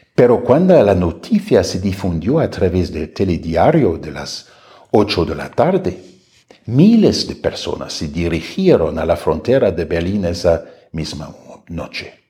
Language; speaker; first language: Spanish; non-native, fluent; German